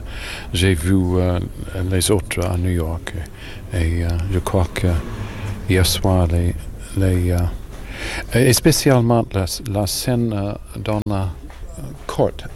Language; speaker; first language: French; non-native, learner; English